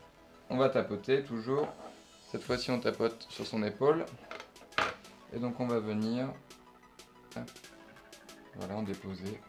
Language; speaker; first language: French; native; French